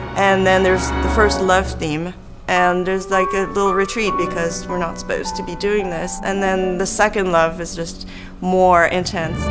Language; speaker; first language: English; native; English